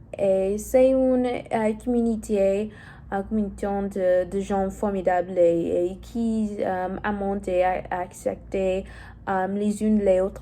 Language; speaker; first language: French; non-native, learner; English